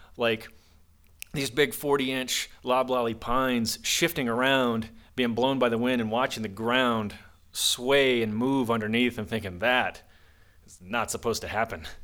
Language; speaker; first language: English; native; English